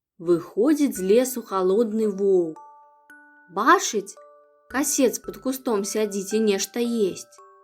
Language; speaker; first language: Belarusian; non-native, local second language; Russian